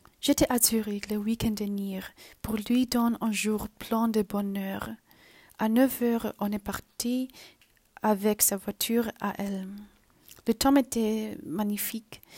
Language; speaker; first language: French; non-native, learner; Chinese